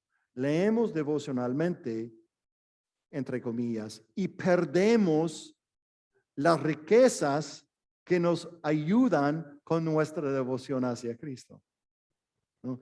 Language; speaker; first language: Spanish; non-native, fluent; English